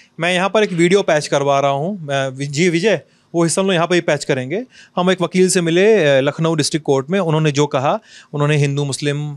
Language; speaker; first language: Hindi; native; Hindi